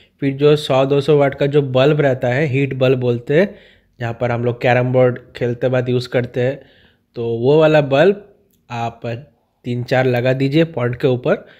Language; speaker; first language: Hindi; non-native, local second language; Bangla